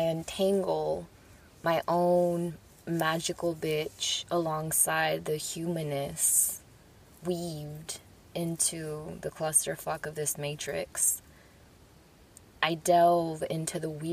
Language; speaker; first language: English; early bilingual, other home language; Spanish